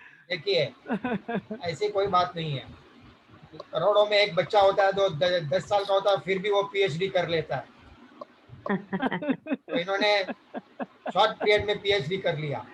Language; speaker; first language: Hindi; native; Hindi